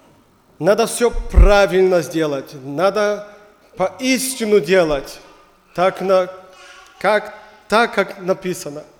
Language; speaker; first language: Russian; non-native, learner; German